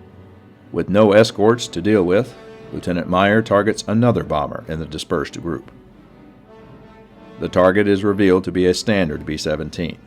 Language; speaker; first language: English; native; English